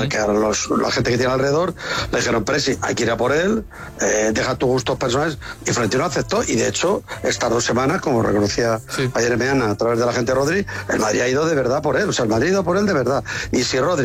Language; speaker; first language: Spanish; native; Spanish